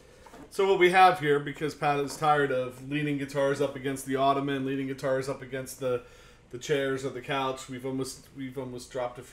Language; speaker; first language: English; native; English